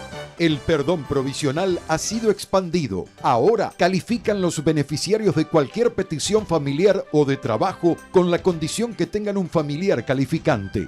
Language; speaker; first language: Spanish; native; Spanish